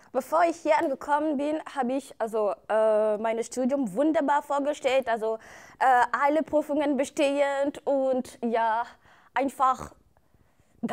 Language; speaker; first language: German; non-native, fluent; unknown